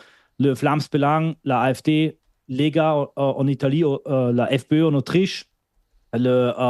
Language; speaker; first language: French; non-native, fluent; German